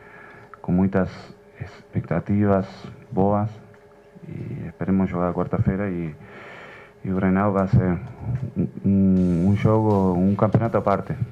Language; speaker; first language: Portuguese; non-native, learner; Spanish